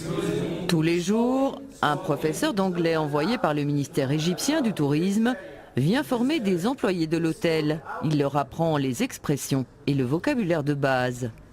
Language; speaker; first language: French; native; French